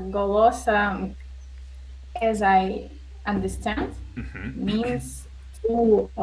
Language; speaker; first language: English; non-native, learner; Russian